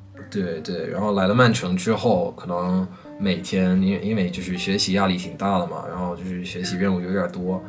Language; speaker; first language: Chinese; non-native, fluent; English